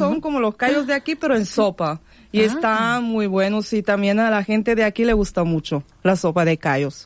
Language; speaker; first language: Spanish; non-native, fluent; Bulgarian